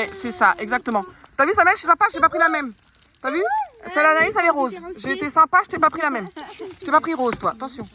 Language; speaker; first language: French; native; French